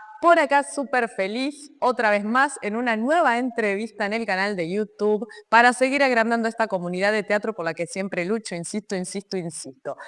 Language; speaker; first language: Spanish; native; Spanish